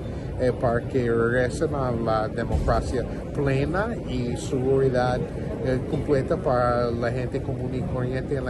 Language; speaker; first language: Spanish; non-native, fluent; English